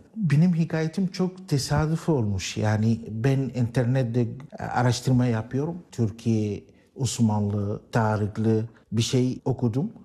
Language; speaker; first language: Turkish; non-native, learner; Arabic